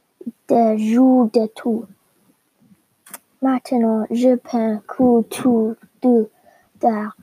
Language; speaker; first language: French; non-native, learner; English